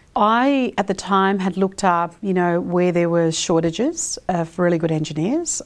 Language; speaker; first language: English; early bilingual, other home language; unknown